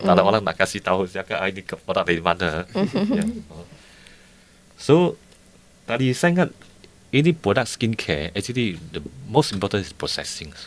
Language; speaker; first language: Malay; non-native, local second language; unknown